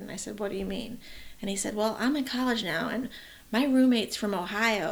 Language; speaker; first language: English; native; English